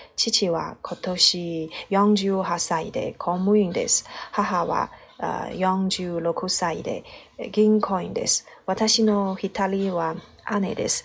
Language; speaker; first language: Japanese; non-native, learner; Chinese